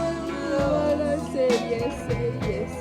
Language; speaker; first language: French; native; French